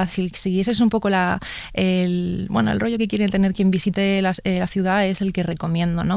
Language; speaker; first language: Spanish; native; Spanish